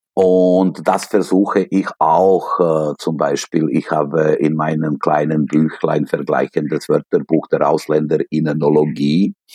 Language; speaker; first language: German; non-native, fluent; Serbian